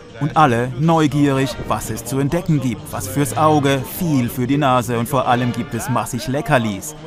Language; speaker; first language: German; native; German